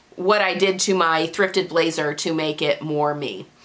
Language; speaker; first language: English; native; English